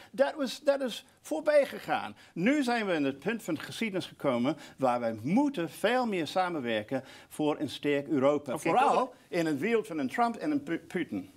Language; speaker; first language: Dutch; non-native, fluent; English